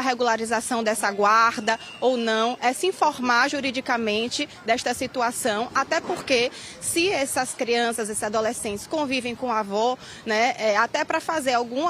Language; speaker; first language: Portuguese; native; Portuguese